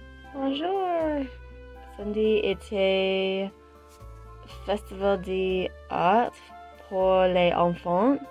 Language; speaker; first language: French; non-native, learner; English